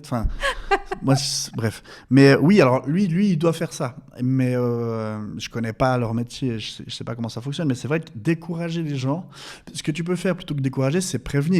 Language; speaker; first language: French; native; French